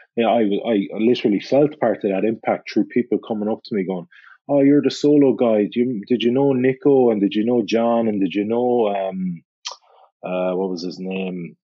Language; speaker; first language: English; native; English